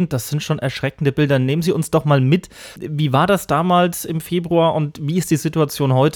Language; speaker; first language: German; native; German